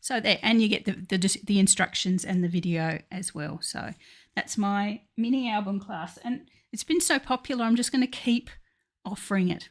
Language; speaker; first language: English; native; English